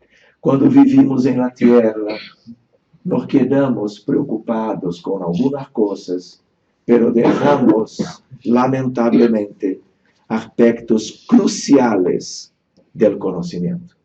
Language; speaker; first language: Spanish; non-native, fluent; Portuguese